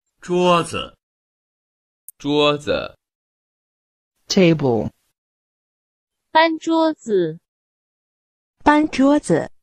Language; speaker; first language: Chinese; non-native, learner; Urdu